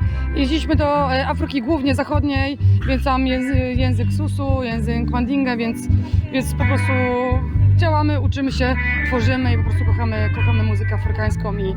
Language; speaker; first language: Polish; native; Polish